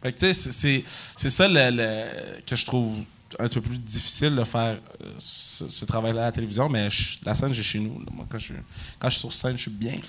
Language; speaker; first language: French; native; French